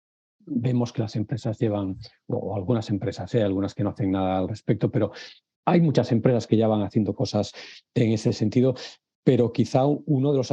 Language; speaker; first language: Spanish; native; Spanish